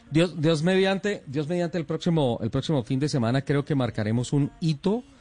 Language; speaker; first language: Spanish; native; Spanish